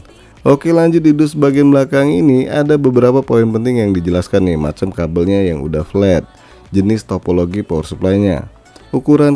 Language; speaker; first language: Indonesian; native; Indonesian